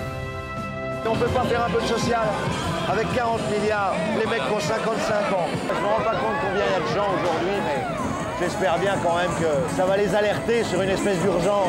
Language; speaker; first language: French; native; French